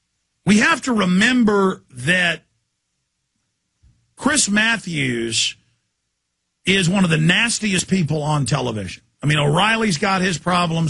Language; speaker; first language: English; native; English